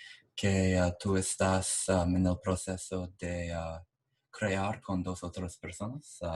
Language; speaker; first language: Spanish; non-native, learner; English